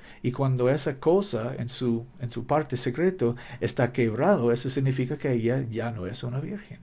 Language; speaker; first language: Spanish; non-native, learner; English